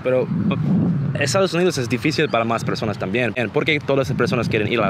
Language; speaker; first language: Spanish; non-native, learner; English